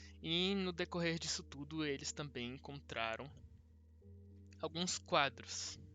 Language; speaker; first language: Portuguese; native; Portuguese